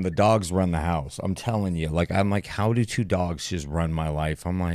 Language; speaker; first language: English; native; English